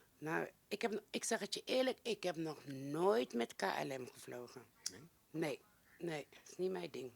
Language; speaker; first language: Dutch; native; Dutch